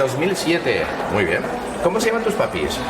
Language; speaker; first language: Spanish; native; Spanish